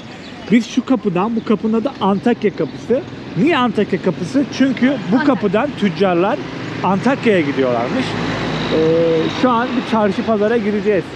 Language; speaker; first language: Turkish; native; Turkish